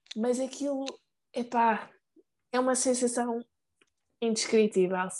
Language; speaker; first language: Portuguese; early bilingual, heritage; Portuguese